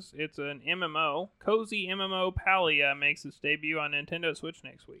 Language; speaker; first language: English; native; English